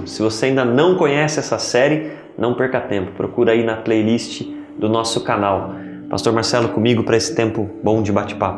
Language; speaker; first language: Portuguese; native; Portuguese